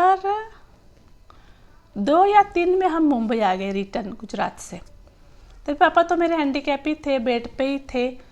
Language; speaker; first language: Hindi; non-native, local second language; Gujarati